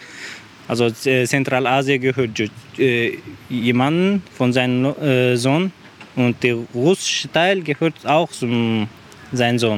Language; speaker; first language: German; non-native, learner; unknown